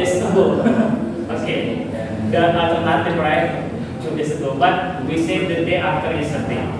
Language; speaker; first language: English; non-native, fluent; Indonesian